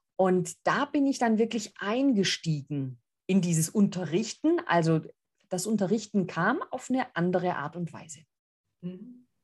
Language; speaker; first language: German; early bilingual, other home language; Greek